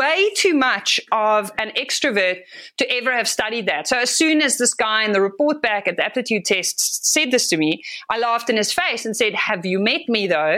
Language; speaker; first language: English; non-native, local second language; Afrikaans